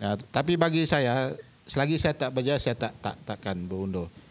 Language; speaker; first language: Malay; non-native, local second language; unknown